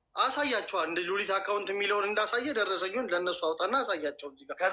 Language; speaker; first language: Amharic; native; Amharic